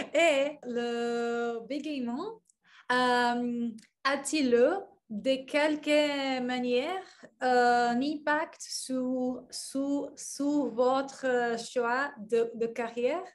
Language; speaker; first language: French; non-native, learner; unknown